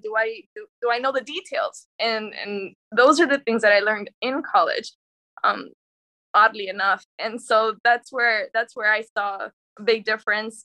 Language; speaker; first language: English; early bilingual, other home language; Spanish